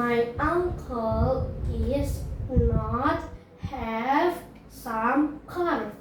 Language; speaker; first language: English; non-native, learner; Indonesian